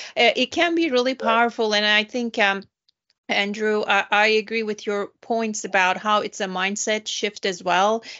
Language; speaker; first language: English; non-native, fluent; Turkish